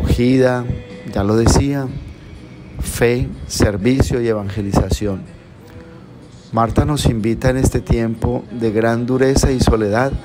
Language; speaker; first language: Spanish; native; Spanish